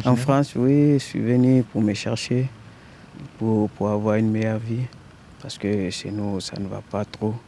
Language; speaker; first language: French; non-native, fluent; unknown